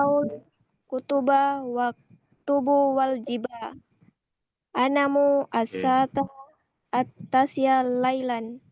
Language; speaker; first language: Arabic; non-native, learner; Indonesian